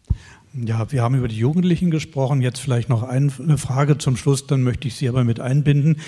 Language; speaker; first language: German; native; German